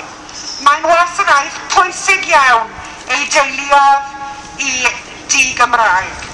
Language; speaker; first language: Welsh; non-native, local second language; English